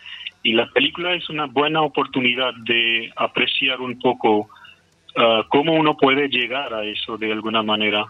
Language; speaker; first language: Spanish; non-native, fluent; Hindi